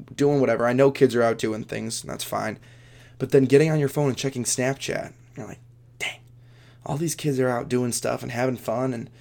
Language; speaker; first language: English; native; English